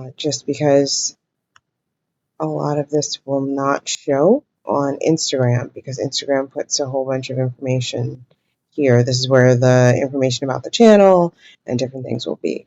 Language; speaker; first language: English; native; English